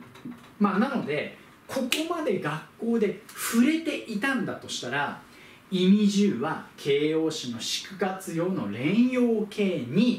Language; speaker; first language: Japanese; native; Japanese